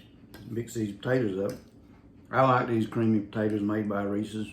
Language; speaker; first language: English; native; English